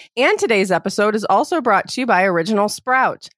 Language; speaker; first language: English; native; English